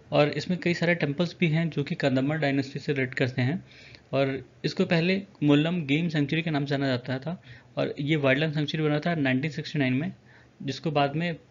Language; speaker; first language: Hindi; native; Hindi